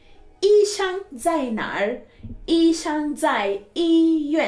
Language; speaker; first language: Chinese; non-native, fluent; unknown